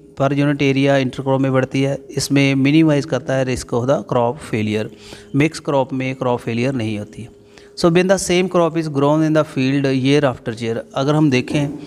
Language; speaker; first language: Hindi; non-native, local second language; Punjabi